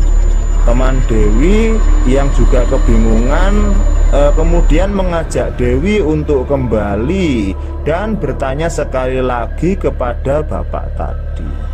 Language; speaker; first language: Indonesian; native; Indonesian